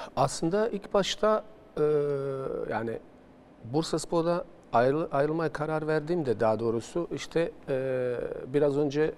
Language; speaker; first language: Turkish; non-native, fluent; Bosnian